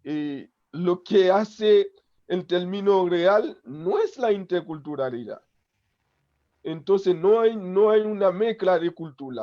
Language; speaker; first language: Spanish; non-native, local second language; Haitian Creole